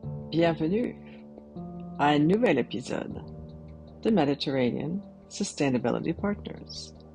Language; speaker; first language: French; native; French